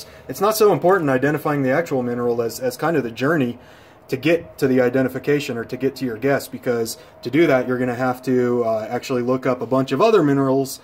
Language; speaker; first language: English; native; English